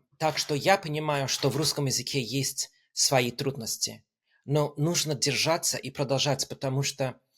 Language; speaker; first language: Russian; non-native, fluent; English